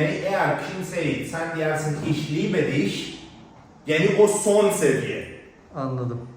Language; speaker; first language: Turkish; non-native, learner; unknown